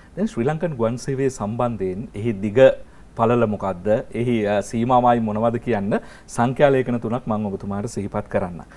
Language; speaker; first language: Sinhala; native; Sinhala